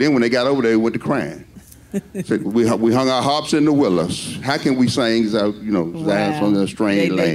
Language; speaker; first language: English; native; English